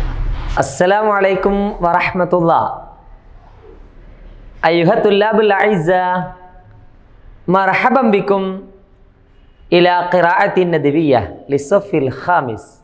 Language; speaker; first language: Arabic; non-native, fluent; Malayalam